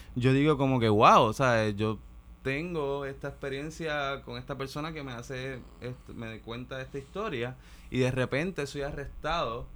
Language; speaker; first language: Spanish; native; Spanish